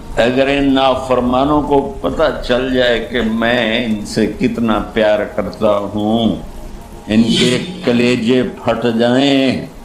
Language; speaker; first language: Urdu; non-native, local second language; Punjabi